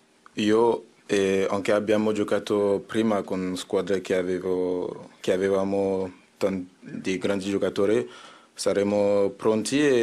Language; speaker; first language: Italian; non-native, fluent; French